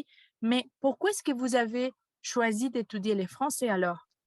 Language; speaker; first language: French; non-native, fluent; Spanish